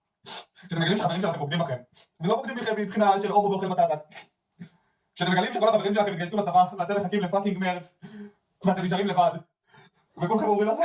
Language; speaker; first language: Hebrew; native; Hebrew